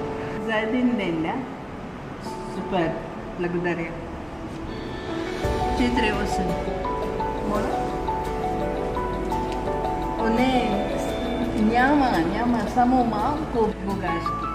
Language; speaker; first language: Bulgarian; non-native, learner; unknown